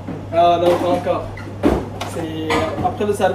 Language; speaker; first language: French; non-native, learner; Bangla